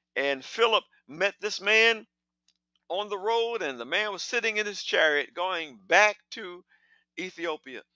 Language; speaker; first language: English; native; English